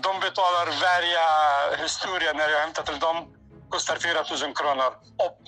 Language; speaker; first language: Swedish; non-native, learner; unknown